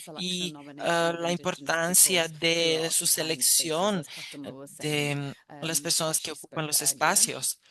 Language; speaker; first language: Spanish; non-native, fluent; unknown